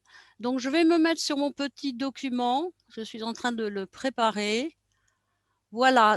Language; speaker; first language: French; native; French